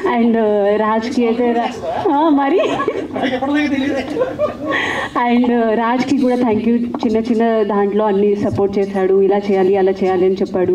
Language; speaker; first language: Telugu; non-native, learner; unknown